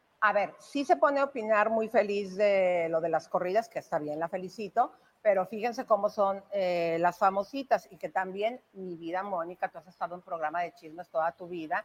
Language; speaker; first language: Spanish; native; Spanish